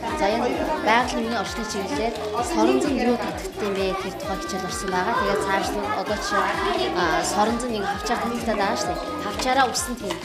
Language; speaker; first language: Mongolian; native; Mongolian